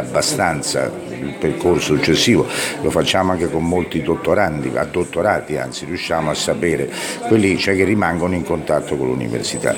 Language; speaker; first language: Italian; native; Italian